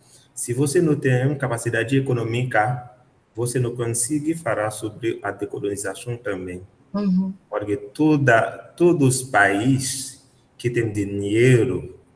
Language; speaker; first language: Portuguese; non-native, learner; Haitian Creole